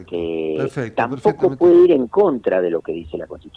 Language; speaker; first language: Spanish; native; Spanish